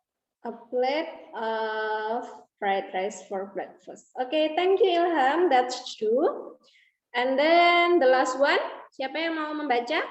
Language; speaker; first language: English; non-native, learner; Indonesian